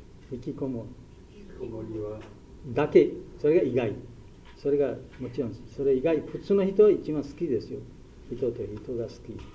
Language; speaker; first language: Japanese; non-native, learner; Bangla